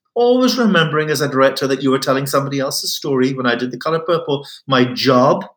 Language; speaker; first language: English; native; English